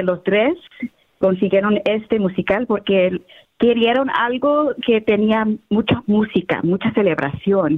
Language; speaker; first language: Spanish; early bilingual, heritage; Spanish